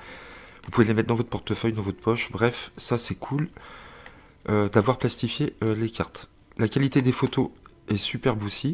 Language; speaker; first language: French; native; French